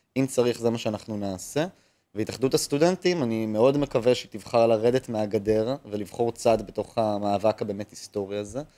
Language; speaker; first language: Hebrew; native; Hebrew